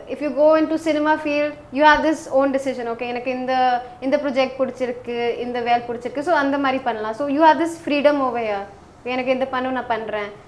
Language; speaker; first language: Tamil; non-native, learner; Hindi